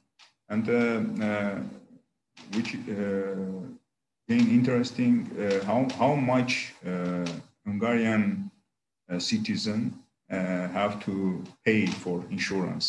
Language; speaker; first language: English; non-native, learner; Armenian